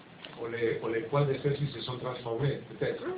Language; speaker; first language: French; native; French